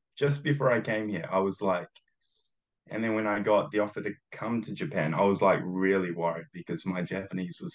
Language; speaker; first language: English; early bilingual, other home language; Japanese